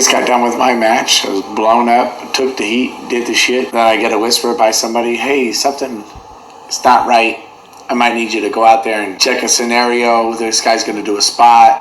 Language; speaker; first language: English; native; English